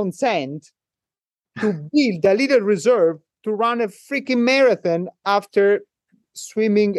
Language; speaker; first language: English; non-native, fluent; Italian